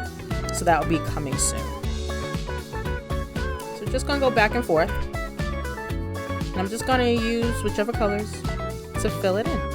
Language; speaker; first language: English; native; English